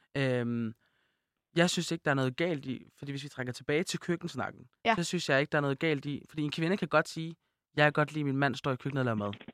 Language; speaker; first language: Danish; early bilingual, other home language; Arabic